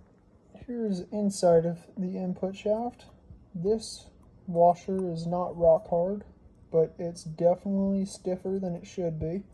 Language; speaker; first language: English; native; English